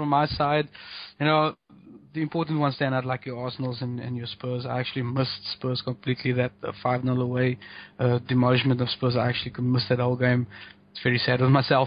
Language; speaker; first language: English; native; English